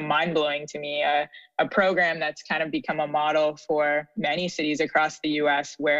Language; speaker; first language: English; native; English